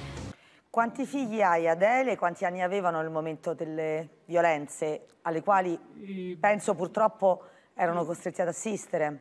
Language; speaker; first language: Italian; native; Italian